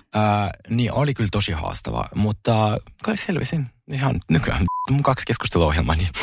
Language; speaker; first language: Finnish; early bilingual, other home language; Russian